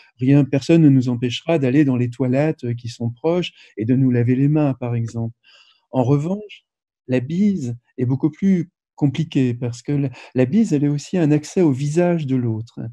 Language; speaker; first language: French; native; French